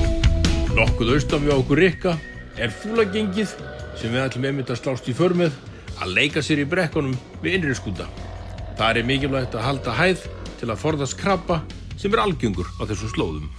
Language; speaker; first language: Icelandic; native; Icelandic